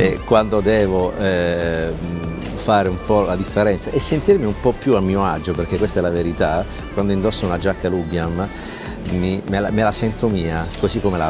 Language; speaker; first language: Italian; native; Italian